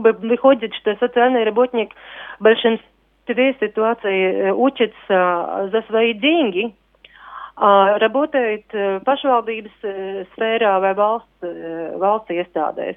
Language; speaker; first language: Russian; non-native, local second language; Latvian